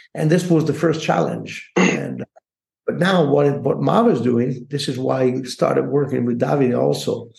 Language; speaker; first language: English; non-native, fluent; Italian